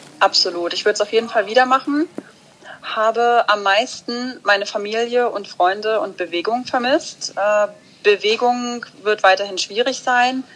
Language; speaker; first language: German; early bilingual, other home language; Russian